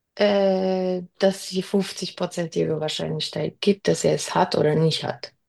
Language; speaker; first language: German; early bilingual, other home language; Spanish